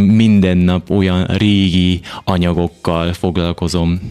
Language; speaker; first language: Hungarian; non-native, fluent; Japanese